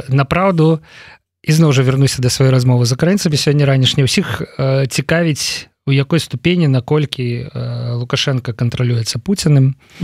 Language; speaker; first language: Belarusian; non-native, local second language; Russian